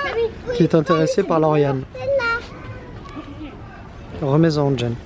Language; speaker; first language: French; native; French